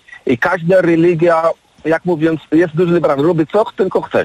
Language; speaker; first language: Polish; non-native, learner; Arabic